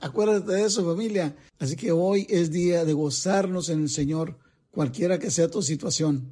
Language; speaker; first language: Spanish; native; Spanish